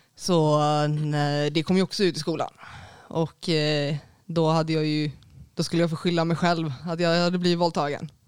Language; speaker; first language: Swedish; native; Swedish